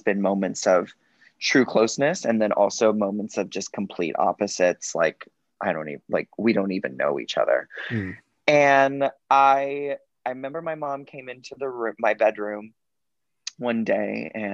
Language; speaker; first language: English; native; English